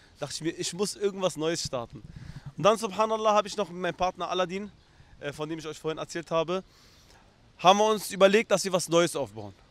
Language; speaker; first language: German; early bilingual, other home language; Arabic